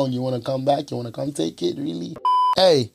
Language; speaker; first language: English; non-native, local second language; Ewe